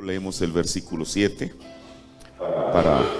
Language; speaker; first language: Spanish; native; Spanish